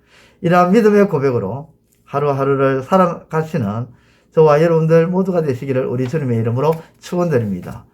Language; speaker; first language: Korean; native; Korean